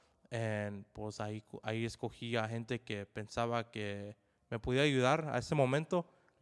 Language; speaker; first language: Spanish; early bilingual, heritage; Spanish